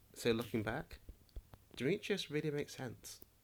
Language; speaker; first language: English; native; English